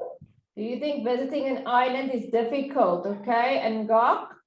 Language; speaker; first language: English; non-native, fluent; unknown